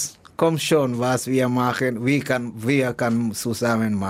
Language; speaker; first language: German; non-native, learner; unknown